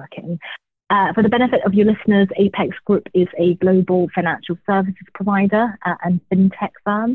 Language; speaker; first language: English; native; English